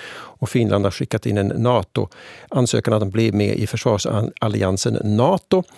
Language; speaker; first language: Swedish; native; Swedish